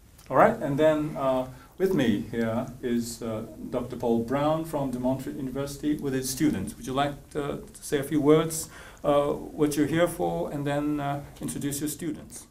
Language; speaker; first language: English; non-native, fluent; Japanese